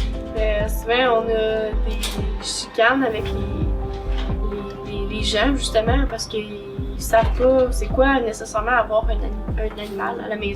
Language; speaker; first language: French; native; French